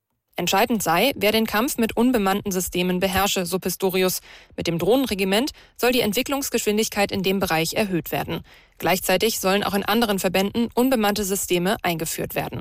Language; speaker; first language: German; native; German